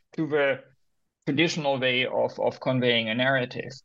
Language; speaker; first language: English; non-native, fluent; German